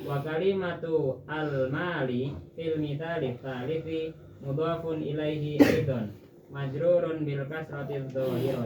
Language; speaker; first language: Arabic; non-native, learner; Indonesian